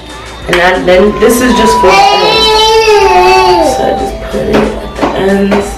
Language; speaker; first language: English; native; English